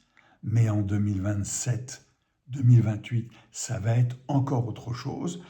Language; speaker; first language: French; native; French